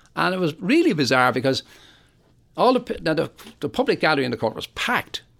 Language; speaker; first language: English; native; English